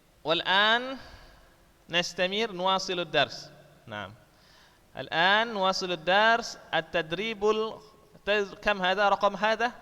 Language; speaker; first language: Arabic; non-native, fluent; Indonesian